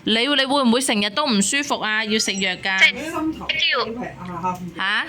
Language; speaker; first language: Cantonese; native; Cantonese